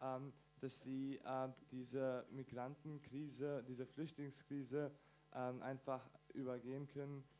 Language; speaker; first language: German; non-native, fluent; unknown